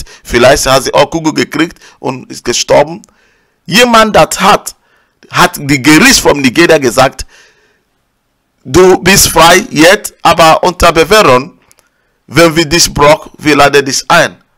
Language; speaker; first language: German; non-native, learner; Igbo